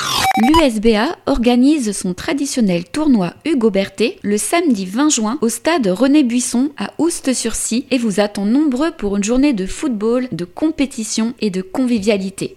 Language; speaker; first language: French; native; French